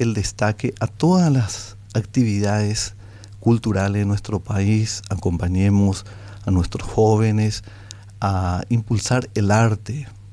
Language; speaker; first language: Spanish; non-native, local second language; Guarani